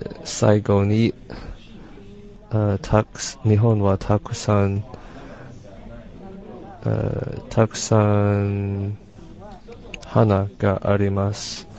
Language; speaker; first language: Japanese; non-native, learner; English